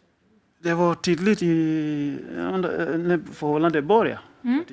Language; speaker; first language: Swedish; non-native, fluent; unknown